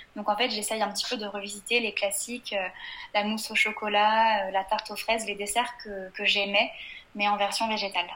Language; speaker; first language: French; native; French